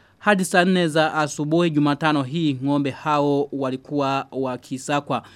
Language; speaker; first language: Swahili; non-native, local second language; Rundi